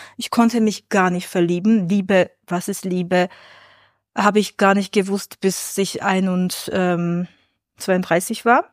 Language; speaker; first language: German; non-native, fluent; Armenian